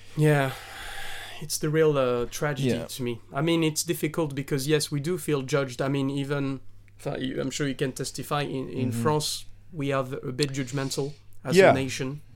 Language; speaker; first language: English; non-native, fluent; French